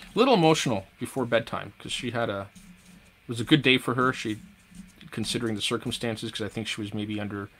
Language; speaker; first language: English; native; English